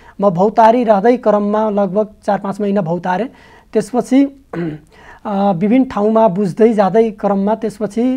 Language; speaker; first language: Nepali; non-native, local second language; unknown